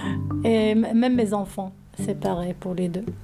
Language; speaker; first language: French; non-native, learner; Arabic